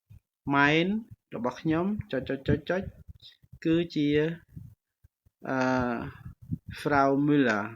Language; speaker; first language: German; non-native, fluent; Khmer